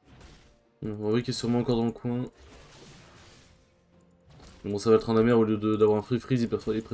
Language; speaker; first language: French; native; French